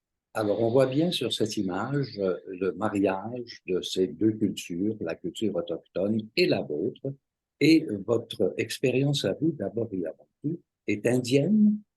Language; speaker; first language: French; native; French